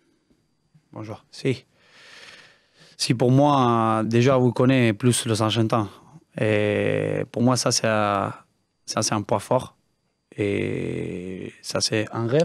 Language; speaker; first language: French; non-native, learner; Spanish